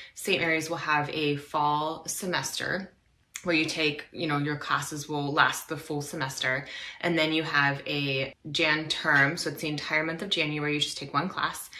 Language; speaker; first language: English; native; English